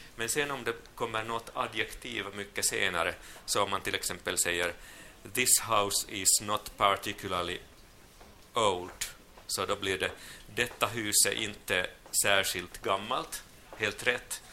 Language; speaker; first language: Swedish; non-native, local second language; Finnish